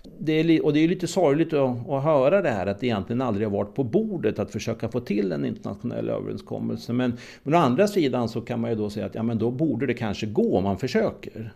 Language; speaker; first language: Swedish; native; Swedish